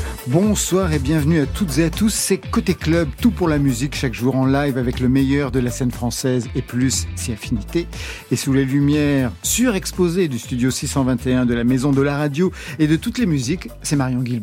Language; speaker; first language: French; native; French